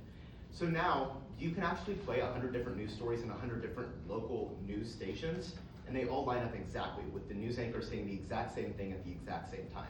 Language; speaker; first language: English; native; English